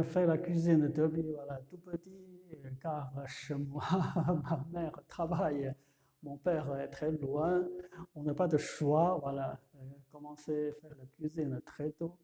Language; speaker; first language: French; non-native, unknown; Chinese